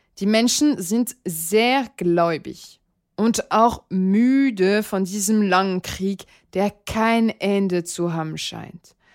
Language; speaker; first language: German; non-native, fluent; French